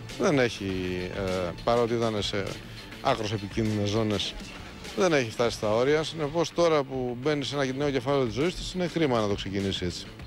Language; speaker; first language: Greek; native; Greek